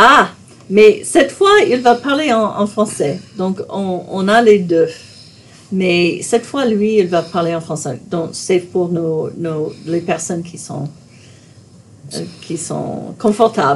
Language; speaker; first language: French; non-native, fluent; English